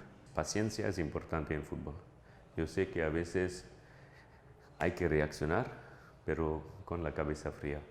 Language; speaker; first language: Spanish; non-native, fluent; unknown